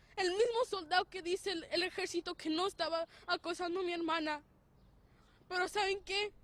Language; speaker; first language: Spanish; early bilingual, heritage; Spanish